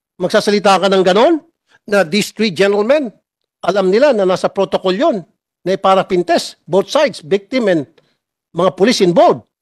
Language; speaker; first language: Filipino; native; Filipino